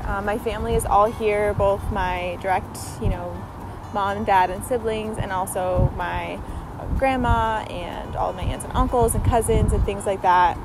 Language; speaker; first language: English; native; English